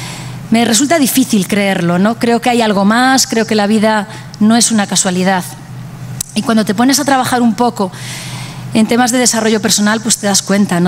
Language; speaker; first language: Spanish; native; Spanish